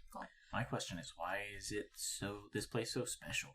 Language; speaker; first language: English; native; English